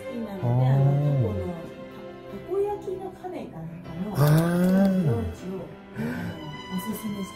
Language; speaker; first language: Japanese; native; Japanese